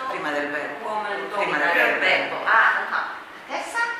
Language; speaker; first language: Italian; non-native, fluent; Chinese